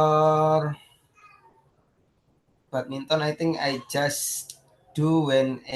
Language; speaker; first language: English; non-native, learner; Indonesian